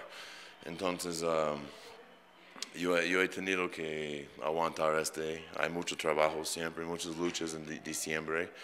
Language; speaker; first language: Spanish; non-native, fluent; English